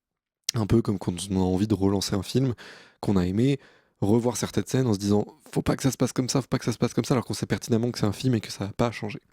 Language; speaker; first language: French; native; French